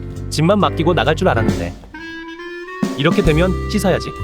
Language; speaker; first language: Korean; native; Korean